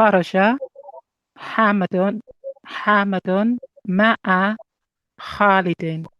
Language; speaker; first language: Arabic; non-native, learner; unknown